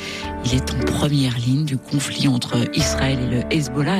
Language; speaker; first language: French; native; French